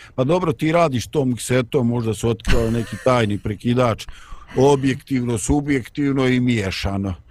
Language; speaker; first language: Bosnian; native; Bosnian